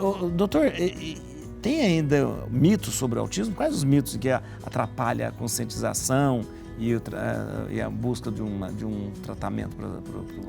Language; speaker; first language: Portuguese; native; Portuguese